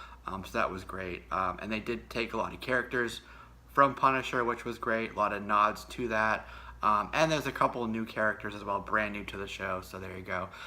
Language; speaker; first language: English; native; English